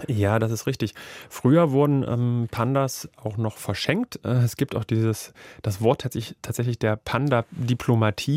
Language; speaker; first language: German; native; German